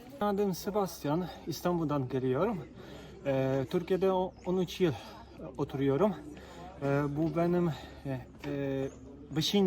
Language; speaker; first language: Turkish; non-native, learner; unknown